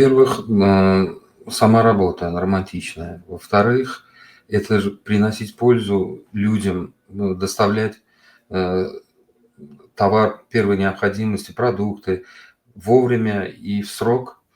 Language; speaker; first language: Russian; non-native, local second language; Uzbek